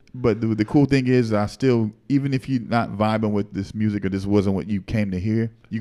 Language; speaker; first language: English; native; English